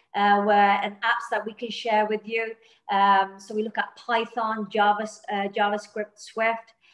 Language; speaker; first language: English; native; English